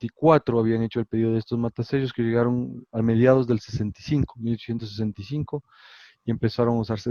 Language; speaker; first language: Spanish; native; Spanish